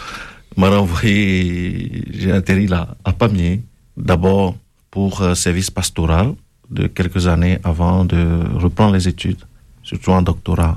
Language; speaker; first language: French; non-native, local second language; Ewe